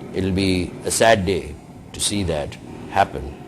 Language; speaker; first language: English; non-native, local second language; Urdu